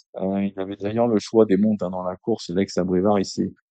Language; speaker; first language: French; native; French